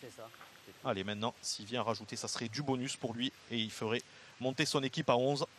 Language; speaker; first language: French; native; French